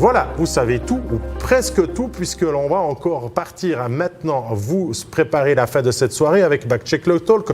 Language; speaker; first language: French; native; French